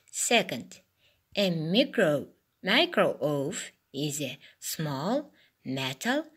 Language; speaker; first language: English; non-native, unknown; Kazakh